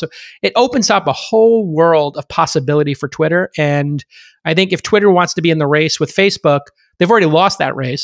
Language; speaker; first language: English; native; English